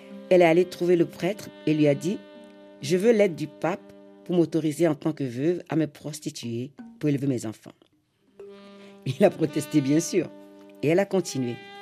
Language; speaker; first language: French; non-native, local second language; Fon